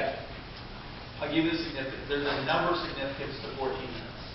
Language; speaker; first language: English; native; English